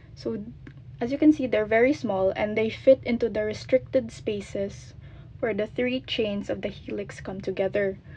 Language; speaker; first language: English; non-native, local second language; Filipino